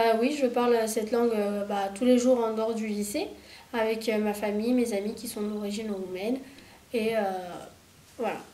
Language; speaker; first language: French; early bilingual, other home language; Romanian